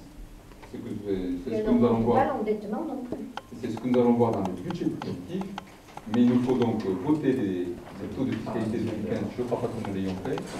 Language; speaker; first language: French; native; French